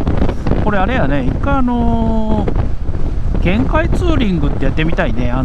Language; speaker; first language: Japanese; native; Japanese